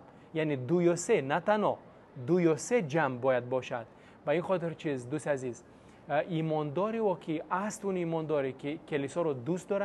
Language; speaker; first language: Persian; non-native, fluent; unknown